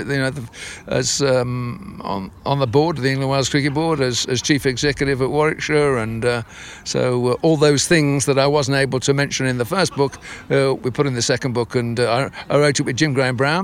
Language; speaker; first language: English; native; English